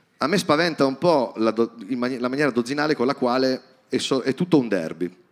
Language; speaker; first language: Italian; native; Italian